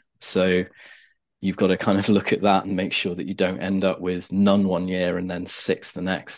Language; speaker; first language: English; native; English